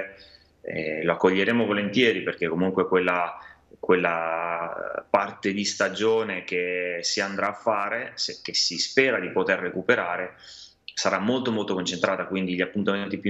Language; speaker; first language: Italian; native; Italian